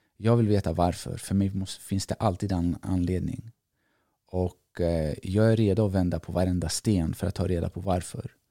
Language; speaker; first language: Swedish; early bilingual, other home language; Greek